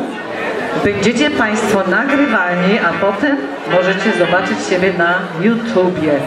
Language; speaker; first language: Polish; native; Polish